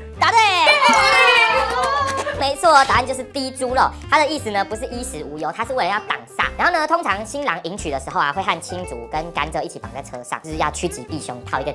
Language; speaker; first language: Chinese; native; Chinese